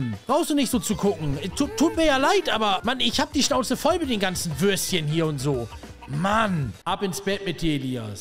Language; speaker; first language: German; native; German